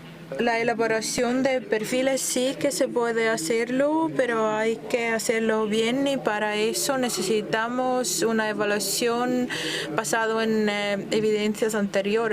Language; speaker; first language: Spanish; non-native, fluent; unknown